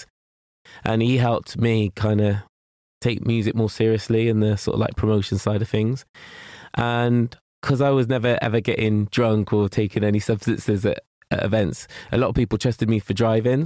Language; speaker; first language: English; native; English